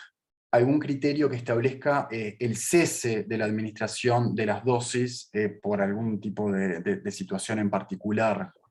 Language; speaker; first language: Spanish; native; Spanish